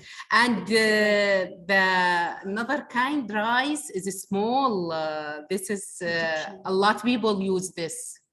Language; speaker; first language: English; non-native, learner; Arabic